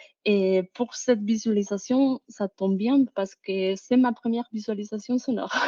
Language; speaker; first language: French; non-native, fluent; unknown